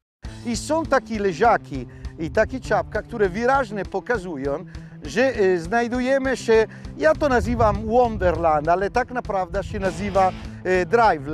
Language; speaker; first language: Polish; non-native, fluent; Italian